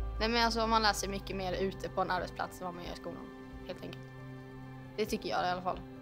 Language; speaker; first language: Swedish; native; Swedish